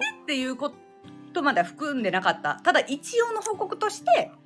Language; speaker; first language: Japanese; native; Japanese